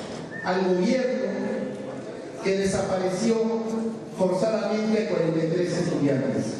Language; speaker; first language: Spanish; native; Spanish